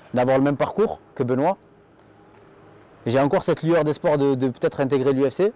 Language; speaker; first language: French; native; French